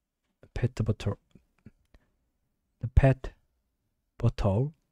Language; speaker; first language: English; non-native, learner; Japanese